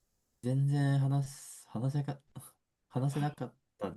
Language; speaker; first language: Japanese; non-native, fluent; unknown